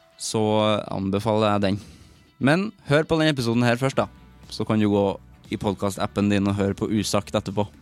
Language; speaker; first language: Norwegian; native; Norwegian